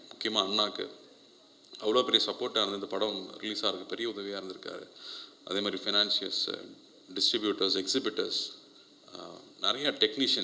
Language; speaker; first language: Tamil; native; Tamil